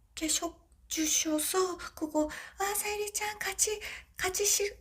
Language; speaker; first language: Korean; non-native, learner; Japanese